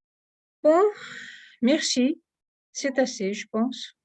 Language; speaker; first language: French; non-native, fluent; Russian